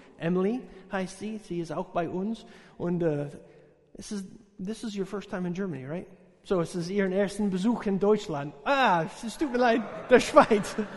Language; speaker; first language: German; non-native, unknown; English